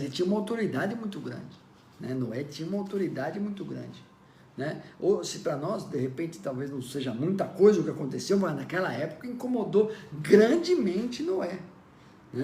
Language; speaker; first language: Portuguese; native; Portuguese